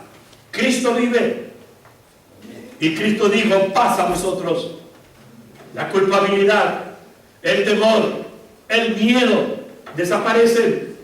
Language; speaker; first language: Spanish; native; Spanish